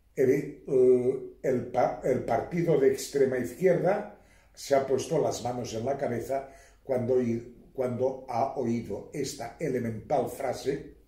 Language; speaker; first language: Spanish; native; Spanish